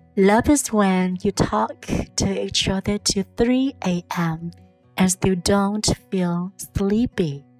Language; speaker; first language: English; non-native, fluent; Vietnamese